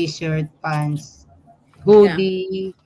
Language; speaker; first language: English; non-native, learner; Filipino